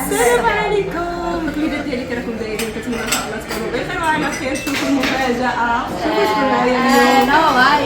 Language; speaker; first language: Arabic; native; Arabic